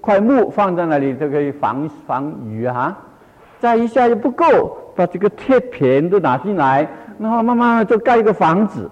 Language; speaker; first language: Chinese; non-native, local second language; Cantonese